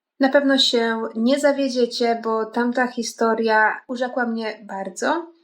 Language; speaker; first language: Polish; native; Polish